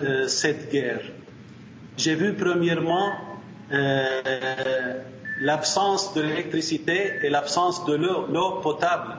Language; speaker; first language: French; non-native, learner; Arabic